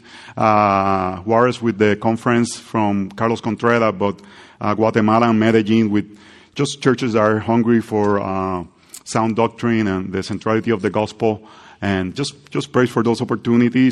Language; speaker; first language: English; non-native, fluent; Spanish